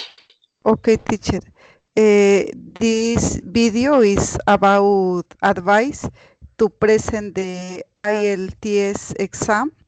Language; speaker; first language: English; non-native, learner; Spanish